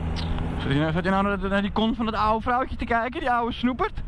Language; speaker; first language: Dutch; native; Dutch